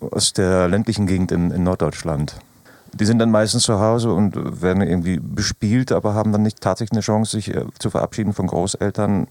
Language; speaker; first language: German; native; German